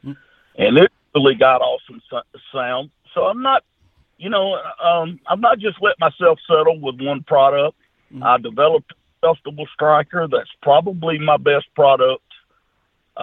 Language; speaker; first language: English; native; English